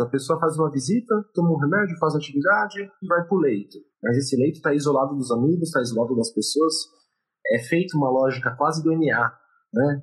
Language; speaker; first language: Portuguese; native; Portuguese